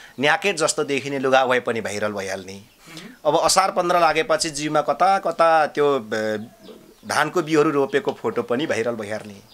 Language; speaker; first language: Nepali; non-native, local second language; Limbu